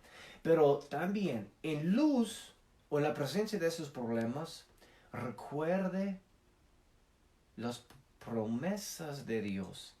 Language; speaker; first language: Spanish; non-native, fluent; English